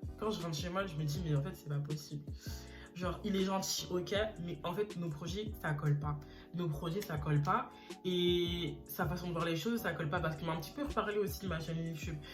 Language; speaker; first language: French; early bilingual, other home language; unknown